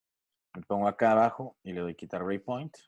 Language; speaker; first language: Spanish; native; Spanish